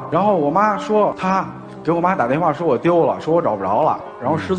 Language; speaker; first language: Chinese; native; Chinese